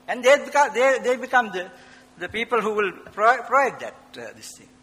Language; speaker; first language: English; non-native, local second language; Sinhala